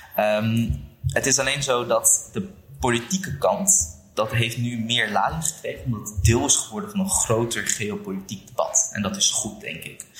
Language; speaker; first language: Dutch; early bilingual, other home language; Uyghur